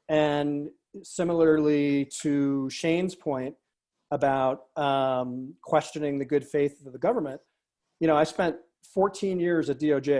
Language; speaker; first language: English; native; English